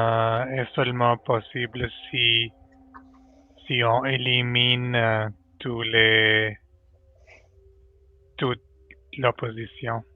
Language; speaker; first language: French; non-native, learner; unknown